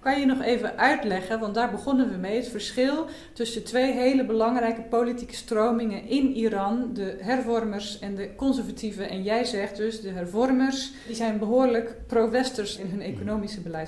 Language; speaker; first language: Dutch; native; Dutch